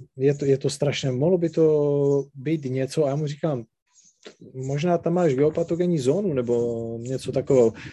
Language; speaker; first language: Czech; non-native, local second language; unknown